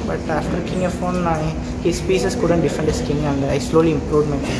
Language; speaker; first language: English; non-native, local second language; Tamil